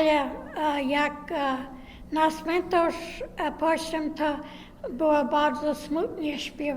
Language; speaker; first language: Polish; early bilingual, heritage; Polish